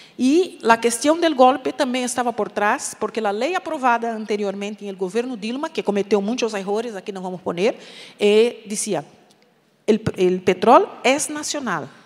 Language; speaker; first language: Portuguese; native; Portuguese